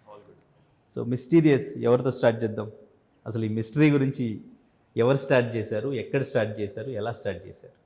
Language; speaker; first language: Telugu; native; Telugu